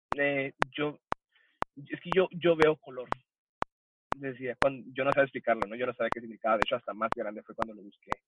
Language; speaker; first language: Spanish; early bilingual, heritage; Spanish